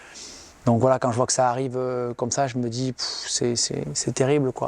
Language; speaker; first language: French; native; French